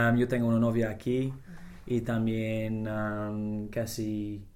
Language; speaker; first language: Spanish; non-native, fluent; English